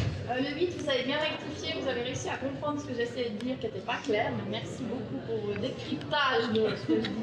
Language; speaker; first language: French; native; French